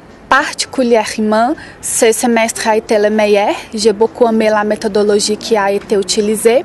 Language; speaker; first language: French; non-native, learner; Portuguese